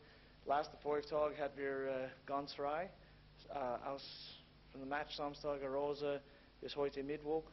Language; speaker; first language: German; non-native, learner; English